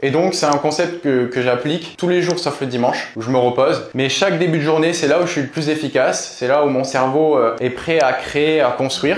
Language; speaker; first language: French; native; French